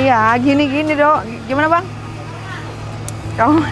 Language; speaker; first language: Indonesian; native; Indonesian